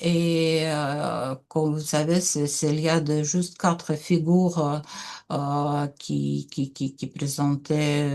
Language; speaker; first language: French; non-native, learner; Russian